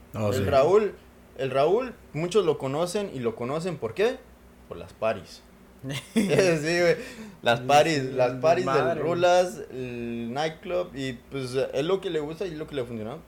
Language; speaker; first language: Spanish; native; Spanish